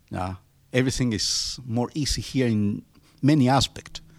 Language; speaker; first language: English; non-native, fluent; Spanish